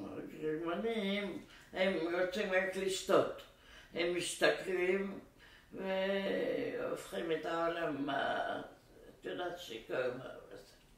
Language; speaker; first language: Hebrew; non-native, fluent; Arabic